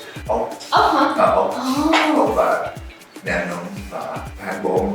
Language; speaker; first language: Vietnamese; non-native, learner; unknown